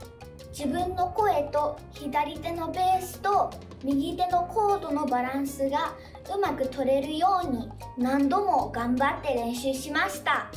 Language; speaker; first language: Japanese; early bilingual, other home language; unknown